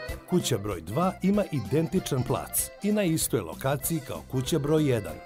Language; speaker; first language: Serbian; native; Serbian